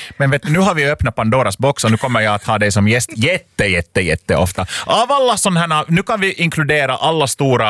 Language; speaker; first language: Swedish; native; Swedish